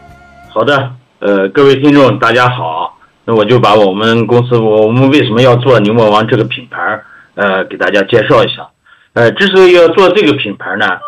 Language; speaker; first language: Chinese; native; Chinese